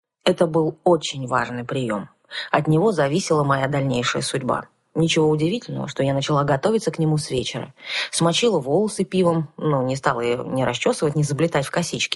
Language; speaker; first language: Russian; native; Russian